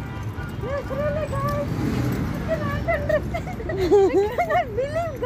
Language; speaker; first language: English; non-native, local second language; Filipino